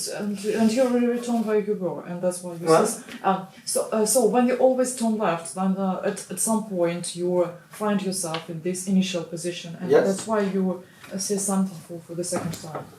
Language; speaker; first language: English; non-native, fluent; Russian